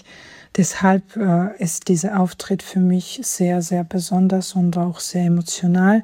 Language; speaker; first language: German; non-native, fluent; Georgian